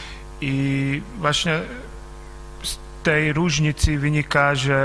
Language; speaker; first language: Polish; non-native, fluent; Hungarian